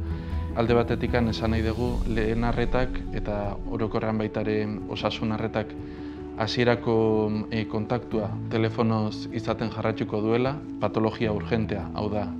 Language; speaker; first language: Basque; native; Basque